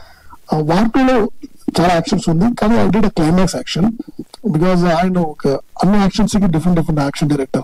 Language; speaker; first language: Telugu; non-native, learner; Tamil